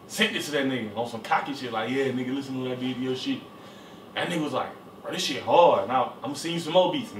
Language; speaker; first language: English; native; English